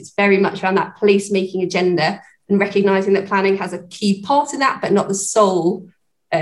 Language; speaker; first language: English; native; English